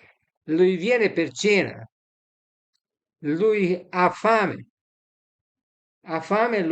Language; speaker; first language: Italian; non-native, fluent; Serbian